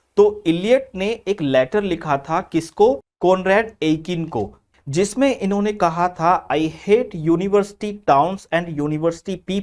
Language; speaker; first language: Hindi; native; Hindi